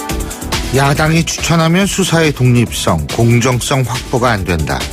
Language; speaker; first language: Korean; native; Korean